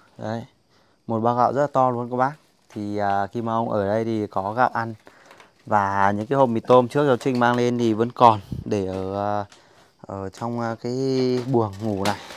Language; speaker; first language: Vietnamese; non-native, local second language; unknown